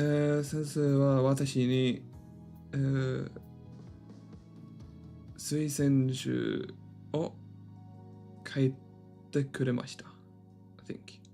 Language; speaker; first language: Japanese; non-native, learner; English